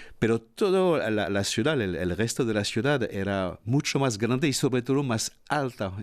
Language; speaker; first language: Spanish; non-native, fluent; French